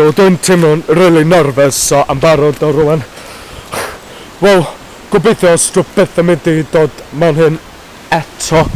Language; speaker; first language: Welsh; non-native, learner; English